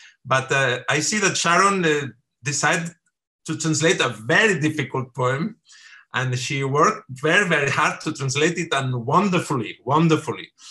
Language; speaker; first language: English; non-native, fluent; Catalan